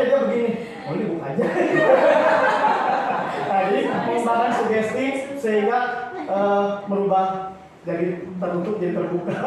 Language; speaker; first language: Indonesian; native; Indonesian